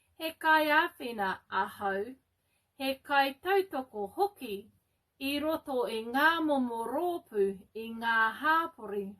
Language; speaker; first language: Māori; non-native, local second language; English